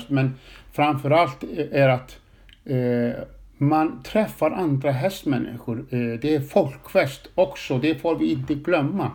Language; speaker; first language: Swedish; non-native, fluent; Icelandic